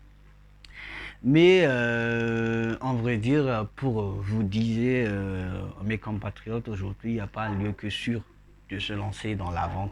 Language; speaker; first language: French; non-native, local second language; Malagasy